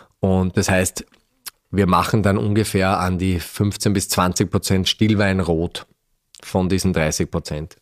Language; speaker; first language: German; native; German